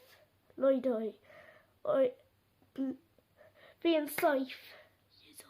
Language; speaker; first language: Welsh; non-native, local second language; English